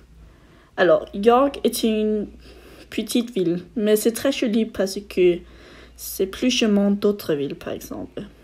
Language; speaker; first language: French; non-native, learner; Danish